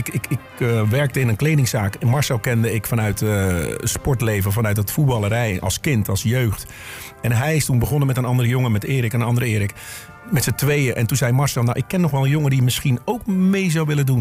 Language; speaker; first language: Dutch; native; Dutch